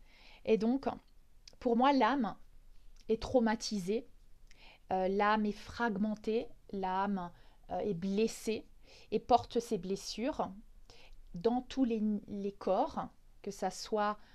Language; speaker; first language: French; native; French